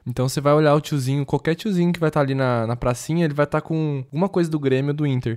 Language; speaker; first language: Portuguese; native; Portuguese